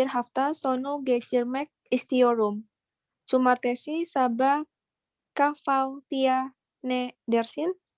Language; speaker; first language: Turkish; non-native, learner; Indonesian